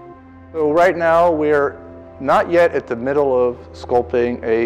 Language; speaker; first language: English; native; English